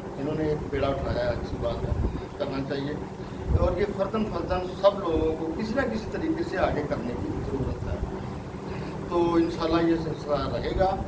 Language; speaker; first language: Urdu; non-native, local second language; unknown